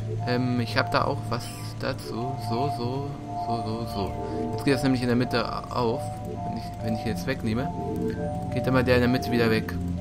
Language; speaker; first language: German; native; German